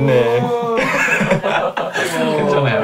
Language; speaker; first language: Korean; non-native, learner; English